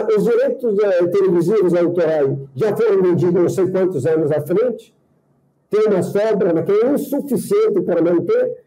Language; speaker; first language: Portuguese; non-native, fluent; Italian